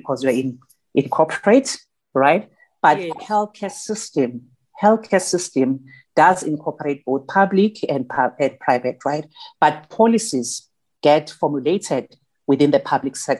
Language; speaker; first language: English; non-native, local second language; Zulu